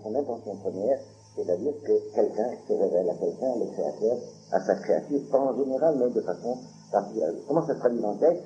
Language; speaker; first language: French; native; French